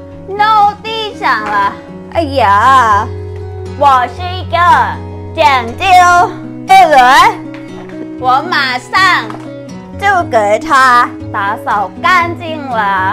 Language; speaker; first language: Chinese; non-native, learner; Thai